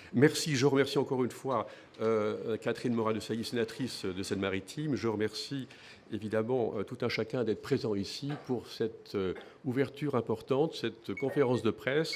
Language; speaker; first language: French; native; French